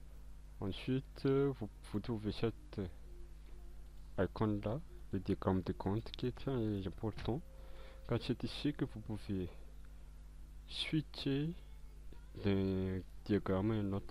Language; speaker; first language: French; non-native, local second language; Malagasy